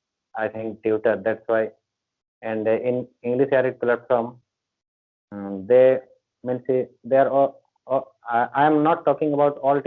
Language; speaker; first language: English; non-native, learner; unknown